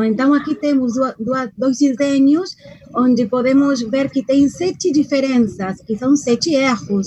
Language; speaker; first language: Portuguese; non-native, fluent; Spanish